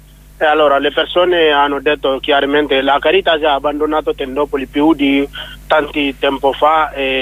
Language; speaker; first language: Italian; non-native, learner; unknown